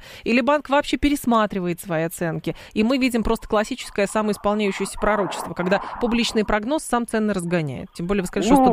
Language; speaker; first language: Russian; native; Russian